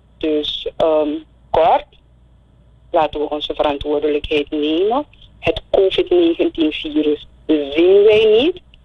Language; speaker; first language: Dutch; native; Dutch